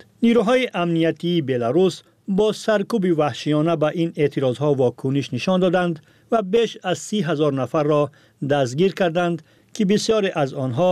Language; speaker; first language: Persian; native; Persian